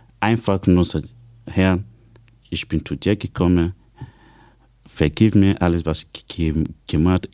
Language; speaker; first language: German; non-native, learner; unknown